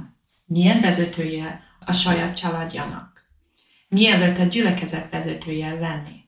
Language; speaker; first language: Hungarian; non-native, learner; English